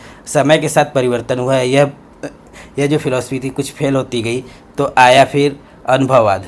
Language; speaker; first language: Hindi; native; Hindi